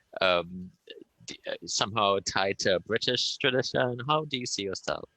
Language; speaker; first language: English; native; English